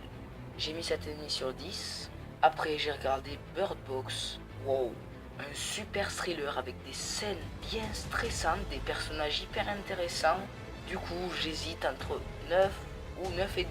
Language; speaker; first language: French; native; French